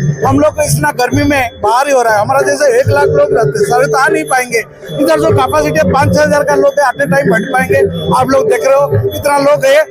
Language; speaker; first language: Hindi; non-native, local second language; Odia